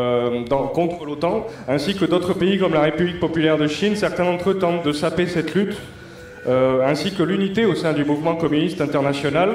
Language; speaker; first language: French; native; French